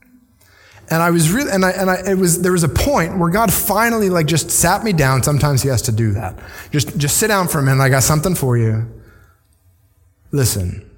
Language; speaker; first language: English; native; English